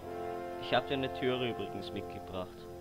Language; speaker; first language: German; native; German